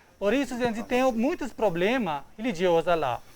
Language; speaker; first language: Portuguese; non-native, learner; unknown